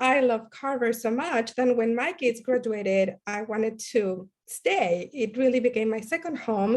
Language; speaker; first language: English; non-native, fluent; Spanish